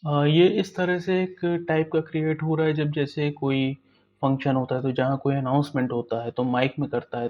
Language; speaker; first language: Hindi; native; Hindi